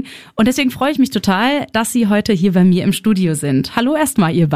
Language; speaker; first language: German; native; German